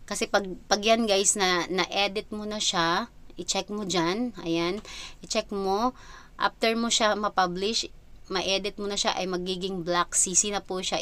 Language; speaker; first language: Filipino; non-native, local second language; Cebuano